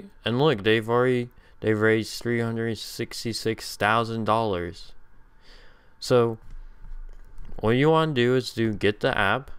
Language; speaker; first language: English; native; English